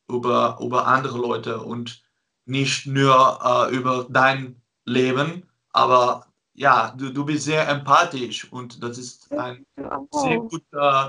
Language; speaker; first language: German; non-native, learner; Dutch